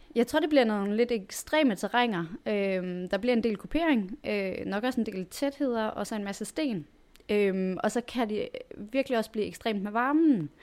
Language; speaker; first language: Danish; native; Danish